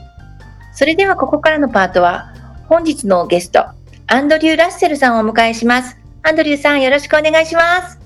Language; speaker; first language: Japanese; native; Japanese